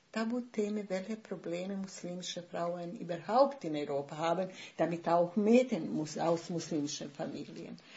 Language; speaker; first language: German; non-native, fluent; Bosnian